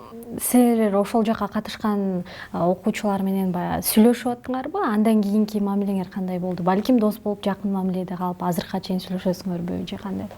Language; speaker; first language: Kyrgyz; native; Kyrgyz